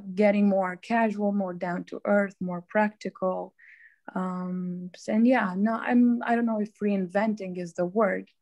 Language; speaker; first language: English; non-native, fluent; Romanian